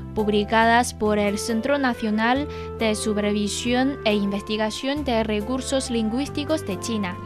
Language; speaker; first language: Spanish; non-native, fluent; Chinese